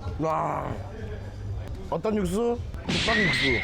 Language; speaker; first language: Korean; native; Korean